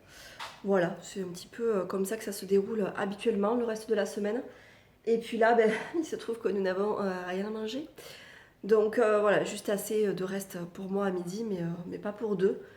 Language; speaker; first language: French; native; French